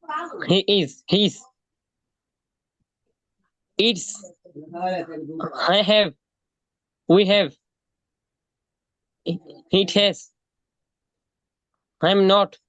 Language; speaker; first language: English; non-native, learner; Bangla